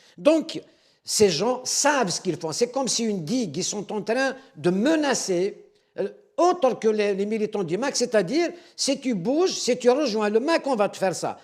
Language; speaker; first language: French; non-native, local second language; Kabyle